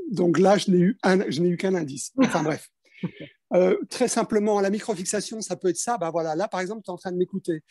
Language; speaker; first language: French; early bilingual, other home language; Spanish